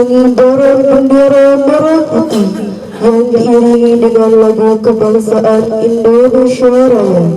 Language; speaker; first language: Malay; non-native, local second language; Javanese